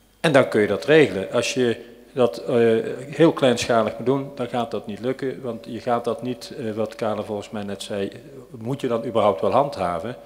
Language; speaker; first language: Dutch; native; Dutch